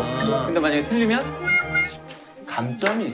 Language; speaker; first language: Korean; native; Korean